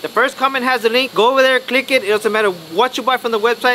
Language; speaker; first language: English; early bilingual, other home language; Spanish